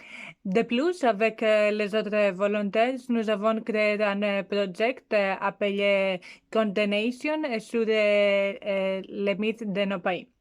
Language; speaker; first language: French; non-native, learner; Greek